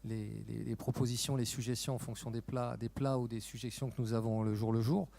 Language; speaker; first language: French; native; French